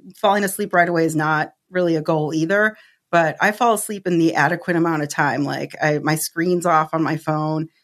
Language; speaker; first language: English; native; English